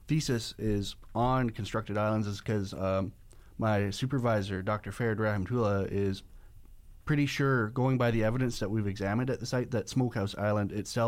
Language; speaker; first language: English; native; English